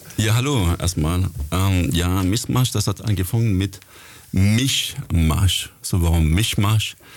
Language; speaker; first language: German; non-native, fluent; French